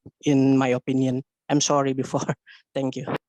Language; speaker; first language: English; non-native, learner; Indonesian